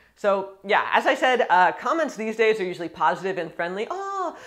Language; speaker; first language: English; native; English